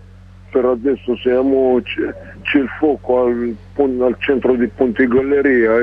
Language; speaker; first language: Italian; non-native, learner; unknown